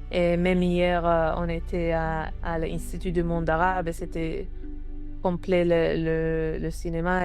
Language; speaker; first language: French; non-native, learner; Hebrew